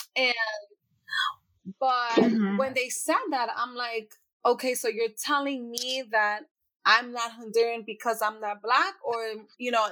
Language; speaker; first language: English; native; English